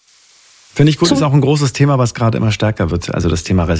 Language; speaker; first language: German; native; German